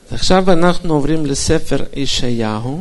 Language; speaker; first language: Hebrew; non-native, fluent; Russian